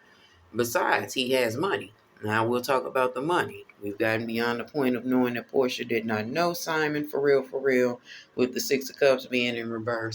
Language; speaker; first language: English; native; English